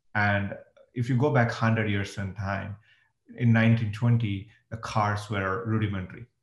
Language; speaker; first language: English; non-native, local second language; Tamil